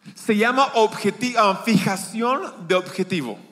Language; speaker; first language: Spanish; native; Spanish